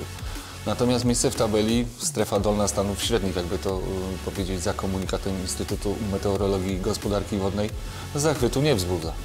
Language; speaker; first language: Polish; native; Polish